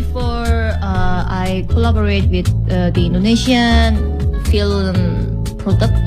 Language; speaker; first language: English; non-native, learner; Korean